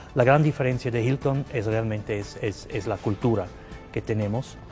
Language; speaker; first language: Spanish; non-native, fluent; Swiss German